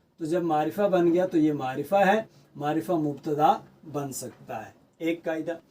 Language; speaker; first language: Urdu; native; Urdu